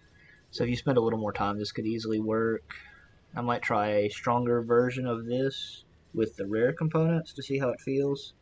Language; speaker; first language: English; native; English